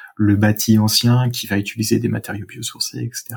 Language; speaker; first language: French; native; French